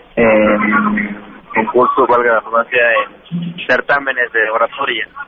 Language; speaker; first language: Spanish; native; Spanish